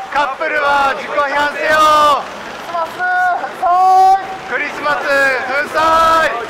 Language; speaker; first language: Japanese; native; Japanese